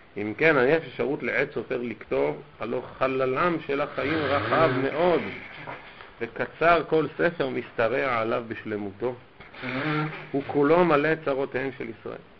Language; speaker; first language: Hebrew; native; Hebrew